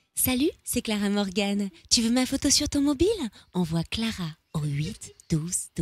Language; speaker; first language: French; native; French